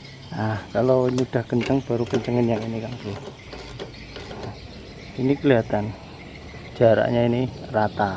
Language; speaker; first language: Indonesian; native; Indonesian